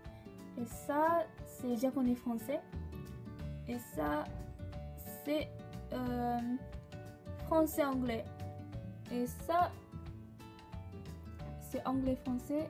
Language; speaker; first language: French; non-native, learner; Japanese